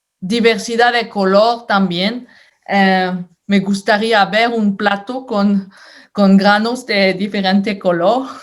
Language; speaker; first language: Spanish; non-native, fluent; French